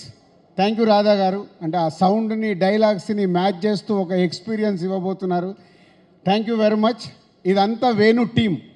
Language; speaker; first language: Telugu; native; Telugu